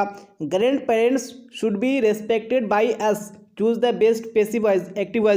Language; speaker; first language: Hindi; native; Hindi